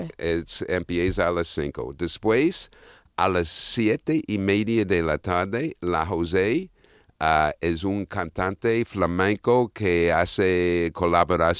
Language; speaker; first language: Spanish; non-native, fluent; English